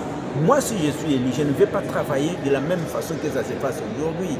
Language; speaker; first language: French; non-native, local second language; Swahili